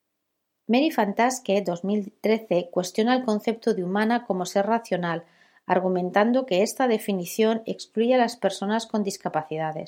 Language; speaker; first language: Spanish; native; Spanish